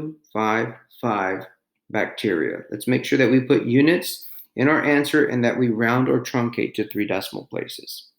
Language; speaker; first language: English; native; English